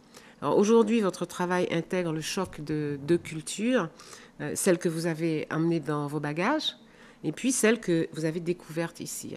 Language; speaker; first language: French; native; French